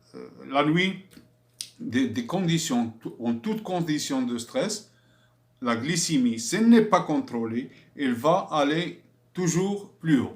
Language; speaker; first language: French; non-native, fluent; Arabic